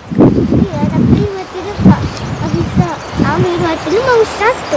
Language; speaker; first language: Indonesian; early bilingual, heritage; Spanish